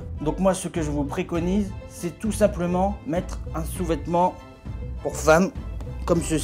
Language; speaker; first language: French; native; French